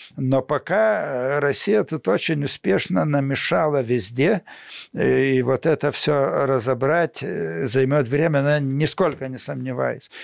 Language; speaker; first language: Russian; non-native, local second language; Lithuanian